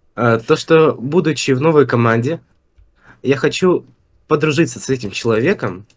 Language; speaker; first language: Russian; native; Russian